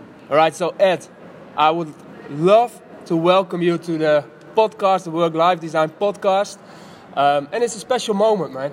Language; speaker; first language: English; non-native, fluent; Dutch